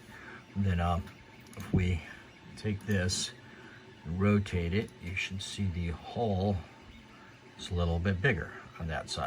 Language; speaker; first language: English; native; English